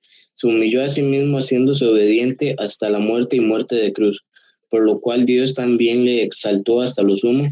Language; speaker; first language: Spanish; native; Spanish